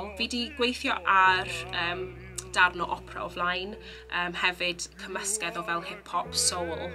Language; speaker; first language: Welsh; non-native, local second language; English